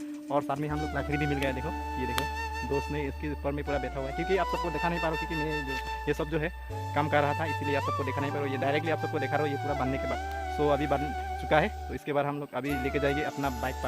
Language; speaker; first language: Hindi; non-native, local second language; Karbi